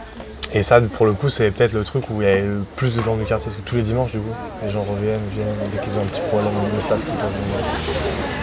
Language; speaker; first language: French; native; French